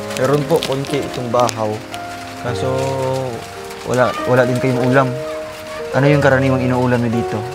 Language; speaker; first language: Filipino; non-native, local second language; Cebuano